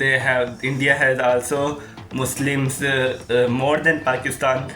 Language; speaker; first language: English; non-native, local second language; Urdu